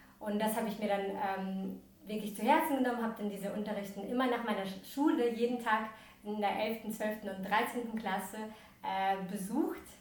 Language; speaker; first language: German; early bilingual, other home language; Russian